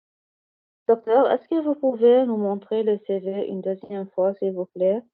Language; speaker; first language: French; non-native, learner; Arabic